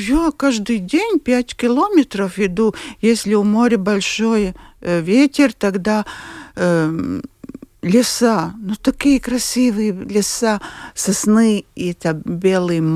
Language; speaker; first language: Russian; non-native, local second language; Latvian